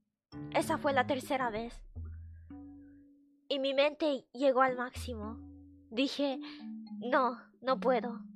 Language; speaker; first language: Spanish; non-native, fluent; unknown